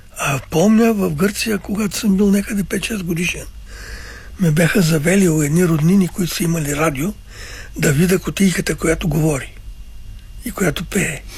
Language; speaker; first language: Bulgarian; early bilingual, other home language; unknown